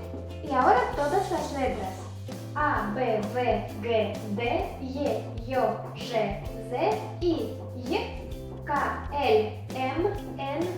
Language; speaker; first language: Spanish; non-native, fluent; Russian